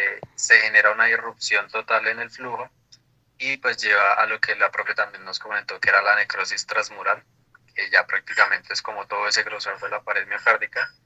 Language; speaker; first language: Spanish; native; Spanish